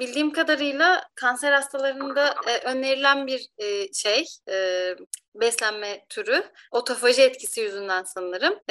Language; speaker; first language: Turkish; native; Turkish